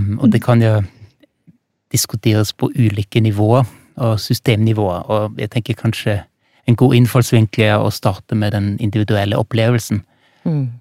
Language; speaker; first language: Norwegian; non-native, fluent; German